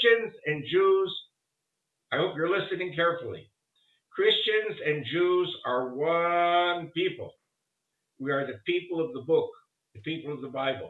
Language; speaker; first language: English; early bilingual, other home language; Spanish